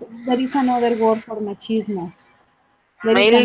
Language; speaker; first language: English; non-native, fluent; Spanish